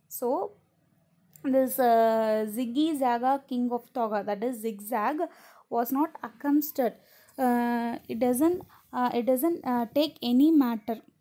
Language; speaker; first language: English; non-native, local second language; Tamil